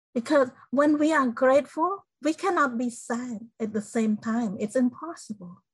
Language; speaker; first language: English; non-native, fluent; Khmer